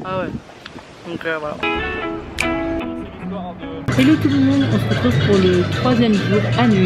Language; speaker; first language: French; native; French